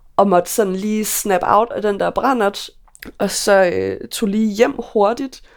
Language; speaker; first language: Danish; native; Danish